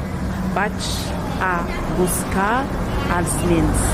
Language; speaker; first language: Catalan; non-native, learner; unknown